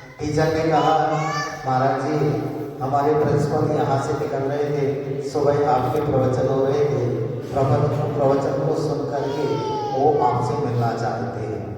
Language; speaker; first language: Hindi; native; Hindi